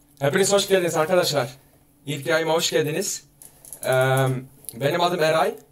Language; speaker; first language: Turkish; early bilingual, heritage; Turkish